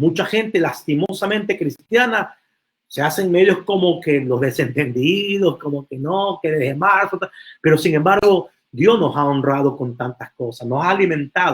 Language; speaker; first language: Spanish; native; Spanish